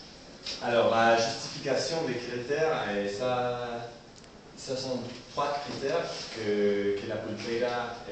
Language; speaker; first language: French; non-native, learner; Spanish